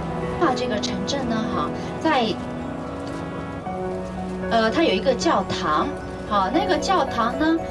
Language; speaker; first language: Chinese; native; Chinese